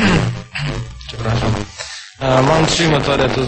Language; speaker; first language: Polish; non-native, learner; Croatian